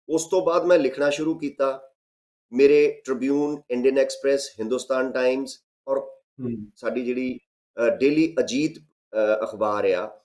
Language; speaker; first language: Punjabi; native; Punjabi